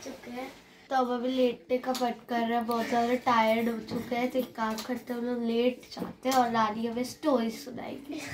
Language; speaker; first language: Hindi; native; Hindi